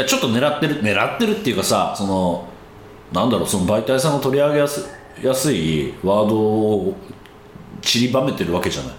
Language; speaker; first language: Japanese; native; Japanese